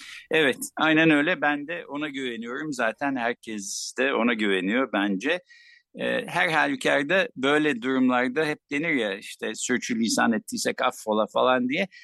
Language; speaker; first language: Turkish; native; Turkish